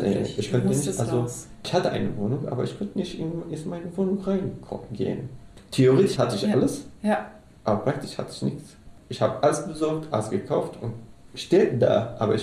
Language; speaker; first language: German; non-native, learner; Arabic